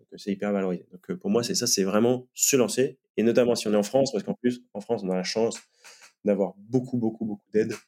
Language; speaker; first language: French; native; French